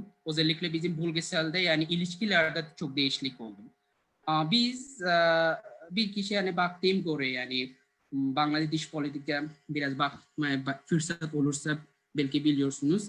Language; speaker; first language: Turkish; non-native, fluent; Bangla